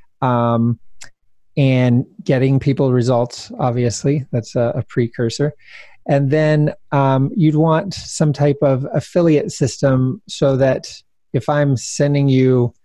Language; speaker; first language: English; native; English